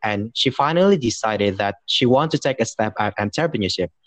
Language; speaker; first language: English; non-native, fluent; Indonesian